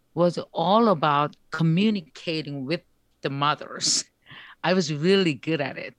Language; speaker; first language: English; non-native, learner; Korean